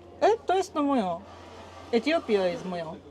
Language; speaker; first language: Polish; non-native, learner; Japanese